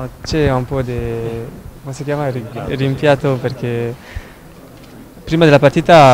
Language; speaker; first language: Italian; non-native, fluent; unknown